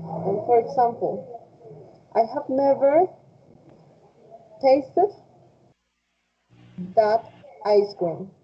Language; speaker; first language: English; non-native, fluent; Spanish